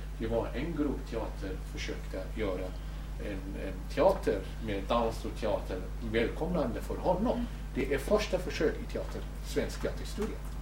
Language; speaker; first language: Swedish; non-native, fluent; Kurdish